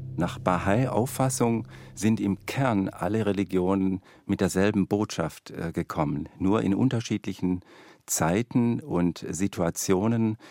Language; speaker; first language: German; native; German